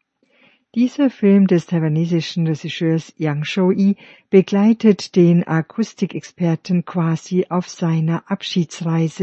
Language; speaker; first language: German; native; German